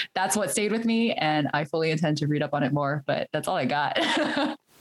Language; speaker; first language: English; early bilingual, other home language; Chinese